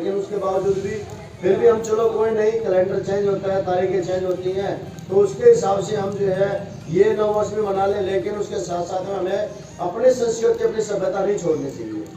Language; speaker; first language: Hindi; native; Hindi